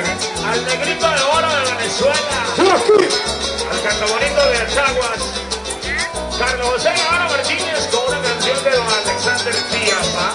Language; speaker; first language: Spanish; native; Spanish